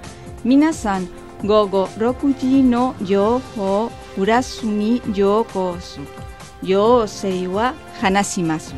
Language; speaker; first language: Japanese; non-native, learner; Spanish